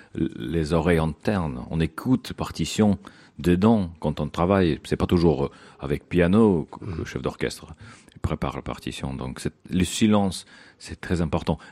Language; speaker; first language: French; non-native, fluent; Russian